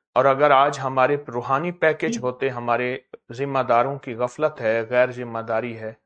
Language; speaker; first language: Urdu; native; Urdu